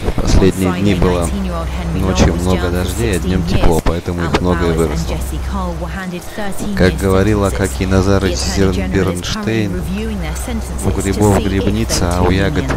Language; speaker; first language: Russian; native; Russian